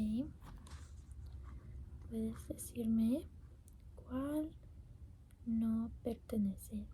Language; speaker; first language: Spanish; non-native, learner; English